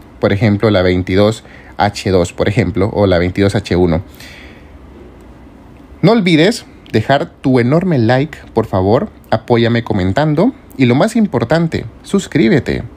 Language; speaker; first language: Spanish; native; Spanish